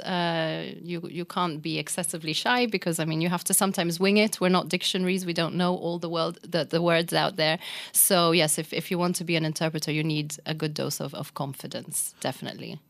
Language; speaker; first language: English; early bilingual, other home language; Italian